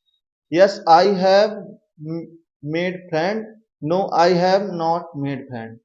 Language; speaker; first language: English; non-native, learner; Hindi